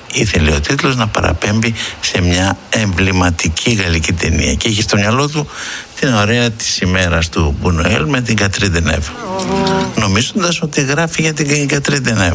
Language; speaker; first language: Greek; native; Greek